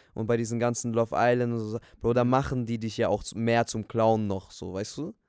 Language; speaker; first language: German; early bilingual, other home language; Spanish